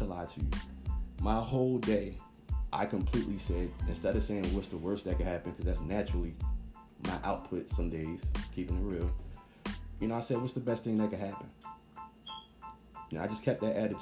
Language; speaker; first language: English; native; English